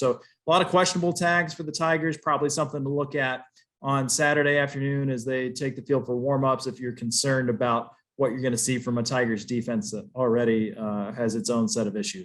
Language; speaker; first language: English; native; English